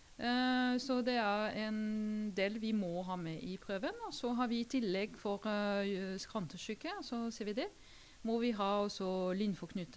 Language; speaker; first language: Norwegian; non-native, fluent; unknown